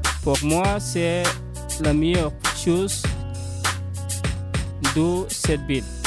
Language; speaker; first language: French; non-native, learner; Portuguese